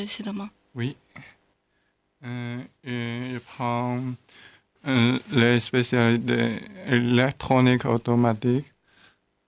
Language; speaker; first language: French; non-native, learner; Chinese